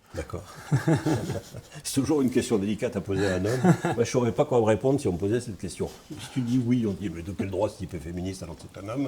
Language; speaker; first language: French; native; French